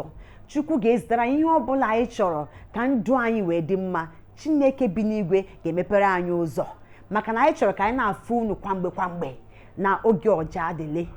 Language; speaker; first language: Igbo; native; Igbo